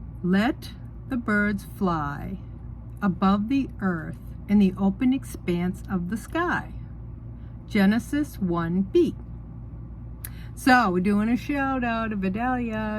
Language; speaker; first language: English; native; English